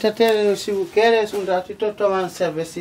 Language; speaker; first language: Spanish; non-native, learner; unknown